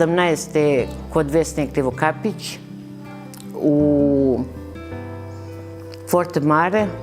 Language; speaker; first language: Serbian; early bilingual, other home language; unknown